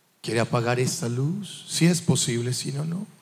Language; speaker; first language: Spanish; non-native, fluent; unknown